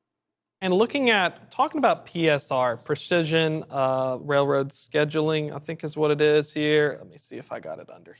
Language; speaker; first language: English; native; English